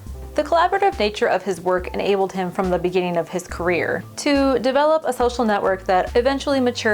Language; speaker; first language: English; native; English